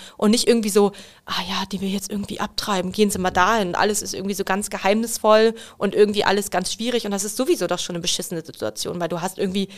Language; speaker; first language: German; native; German